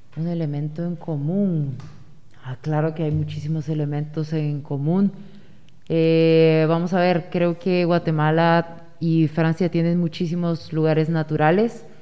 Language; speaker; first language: Spanish; native; Spanish